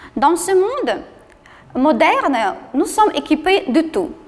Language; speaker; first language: French; non-native, fluent; Ukrainian